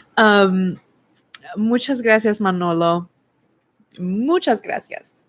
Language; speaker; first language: Spanish; non-native, learner; English